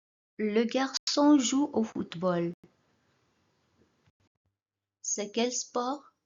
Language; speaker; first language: French; non-native, local second language; Arabic